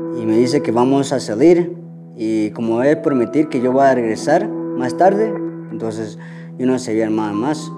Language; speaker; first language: Spanish; early bilingual, heritage; Spanish